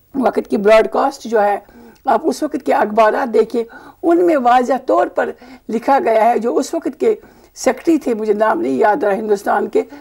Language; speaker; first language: Urdu; non-native, local second language; Kashmiri